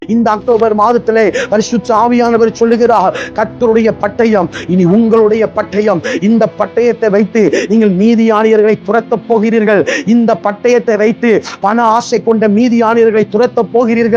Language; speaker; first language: Tamil; native; Tamil